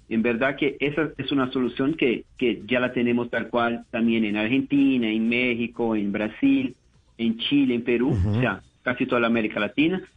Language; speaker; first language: Spanish; non-native, fluent; Portuguese